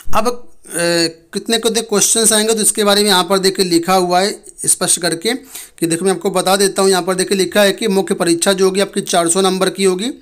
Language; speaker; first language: Hindi; native; Hindi